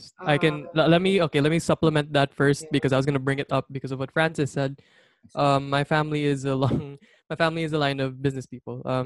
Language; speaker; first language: English; non-native, local second language; Filipino